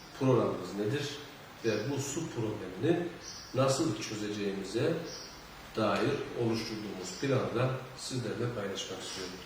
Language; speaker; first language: Turkish; native; Turkish